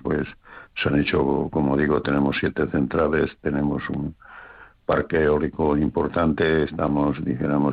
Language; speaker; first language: Spanish; native; Spanish